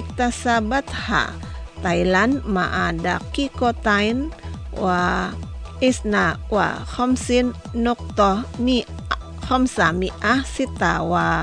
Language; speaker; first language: Arabic; non-native, fluent; Indonesian